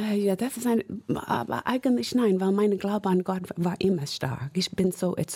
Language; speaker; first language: German; non-native, fluent; English